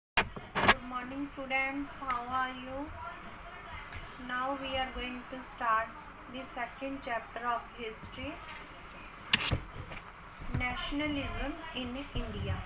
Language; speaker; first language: English; non-native, local second language; Hindi